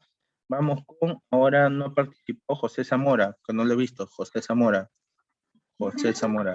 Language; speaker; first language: Spanish; native; Spanish